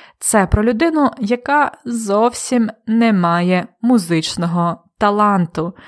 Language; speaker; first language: Ukrainian; native; Ukrainian